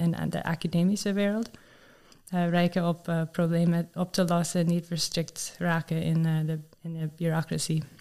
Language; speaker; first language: Dutch; non-native, learner; English